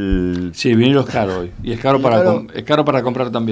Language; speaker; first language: Spanish; native; Spanish